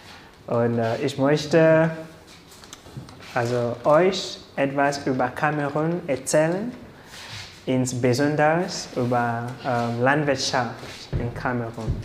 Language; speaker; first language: German; non-native, learner; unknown